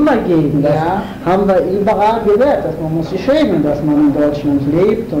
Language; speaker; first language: German; non-native, fluent; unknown